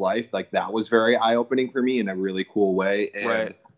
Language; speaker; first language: English; native; English